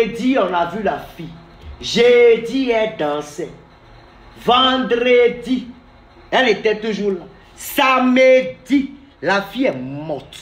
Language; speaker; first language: French; native; French